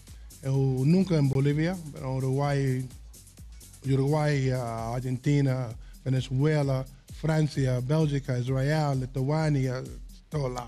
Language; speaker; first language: Spanish; non-native, learner; English